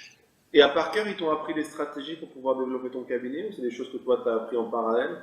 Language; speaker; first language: French; native; French